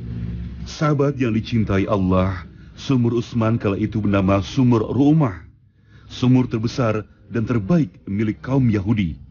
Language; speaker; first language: Indonesian; native; Indonesian